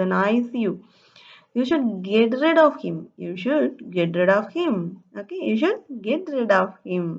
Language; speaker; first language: English; non-native, local second language; Tamil